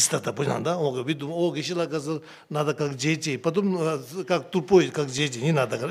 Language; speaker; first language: Russian; non-native, learner; Tibetan